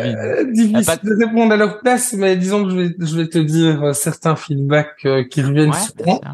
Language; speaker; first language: French; native; French